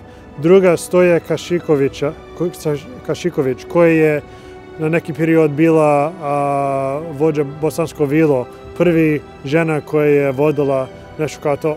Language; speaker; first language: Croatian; non-native, learner; English